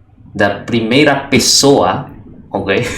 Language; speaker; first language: Portuguese; non-native, learner; Indonesian